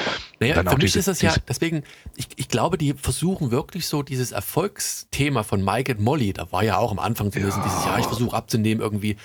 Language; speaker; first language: German; native; German